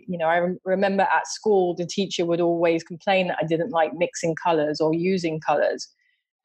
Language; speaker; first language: English; native; English